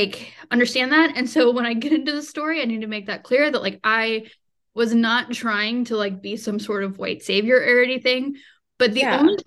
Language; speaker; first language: English; native; English